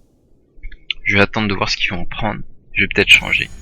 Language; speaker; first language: French; native; French